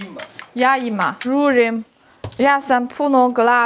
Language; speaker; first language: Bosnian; non-native, learner; Chinese